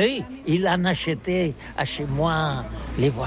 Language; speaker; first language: French; non-native, learner; Catalan